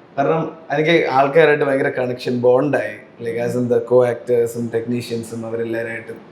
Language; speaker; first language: Malayalam; native; Malayalam